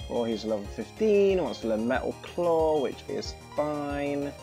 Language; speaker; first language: English; native; English